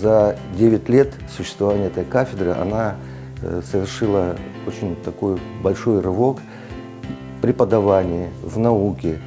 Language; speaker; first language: Russian; native; Russian